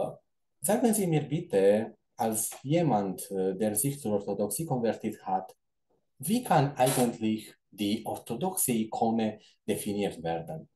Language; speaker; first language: German; non-native, fluent; Romanian